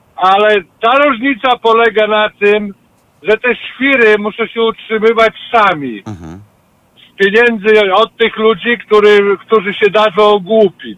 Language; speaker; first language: Polish; native; Polish